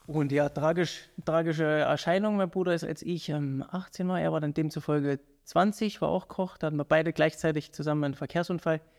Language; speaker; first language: German; native; German